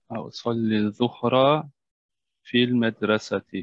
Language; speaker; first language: Arabic; non-native, learner; German